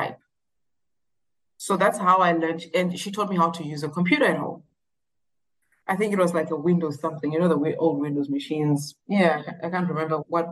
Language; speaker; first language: English; non-native, local second language; Shona